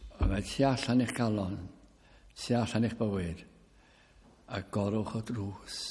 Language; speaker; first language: Welsh; early bilingual, heritage; Welsh